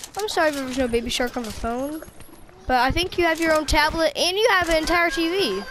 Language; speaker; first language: English; native; English